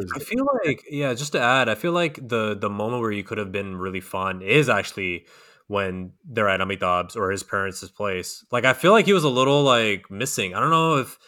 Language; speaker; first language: English; native; English